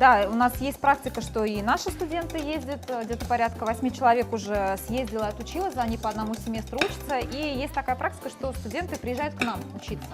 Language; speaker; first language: Russian; native; Russian